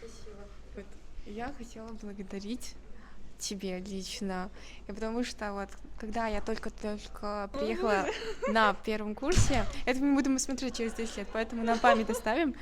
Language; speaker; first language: Russian; non-native, learner; Mongolian